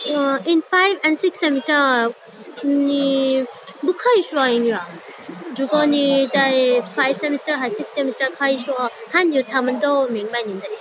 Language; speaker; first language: Chinese; non-native, learner; Nepali